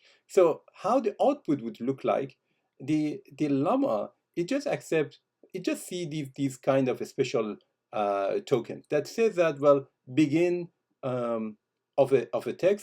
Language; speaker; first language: English; non-native, fluent; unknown